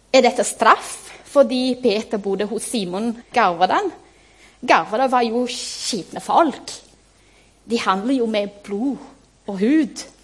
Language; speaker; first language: Norwegian; non-native, fluent; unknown